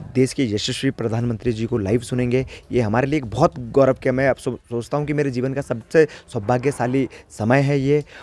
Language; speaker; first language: Hindi; native; Hindi